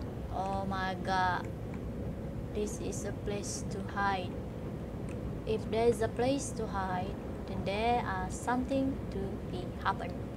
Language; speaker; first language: English; non-native, local second language; Malay